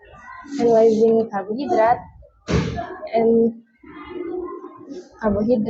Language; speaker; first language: English; non-native, learner; Indonesian